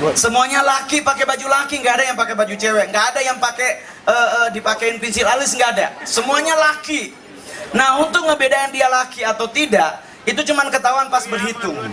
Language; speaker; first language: Indonesian; native; Indonesian